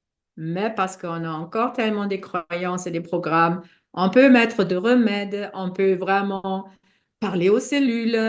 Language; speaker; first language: French; non-native, fluent; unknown